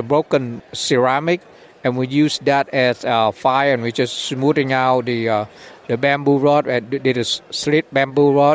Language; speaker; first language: English; non-native, learner; Vietnamese